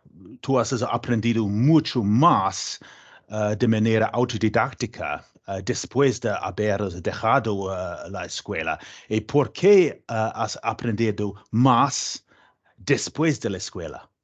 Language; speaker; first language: Spanish; non-native, learner; English